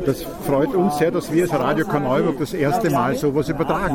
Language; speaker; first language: German; native; German